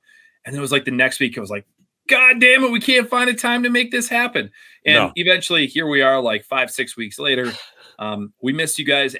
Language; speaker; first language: English; native; English